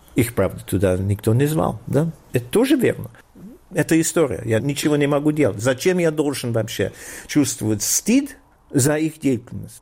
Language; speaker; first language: Russian; non-native, fluent; English